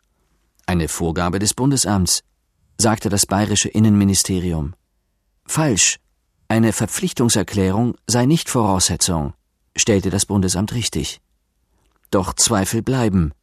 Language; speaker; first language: German; native; German